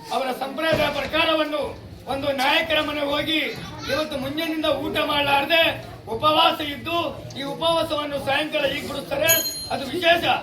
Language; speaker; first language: Kannada; non-native, local second language; Lambadi